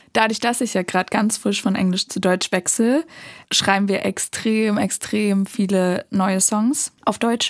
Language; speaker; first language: German; native; German